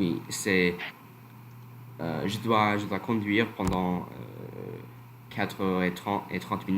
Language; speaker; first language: French; non-native, learner; English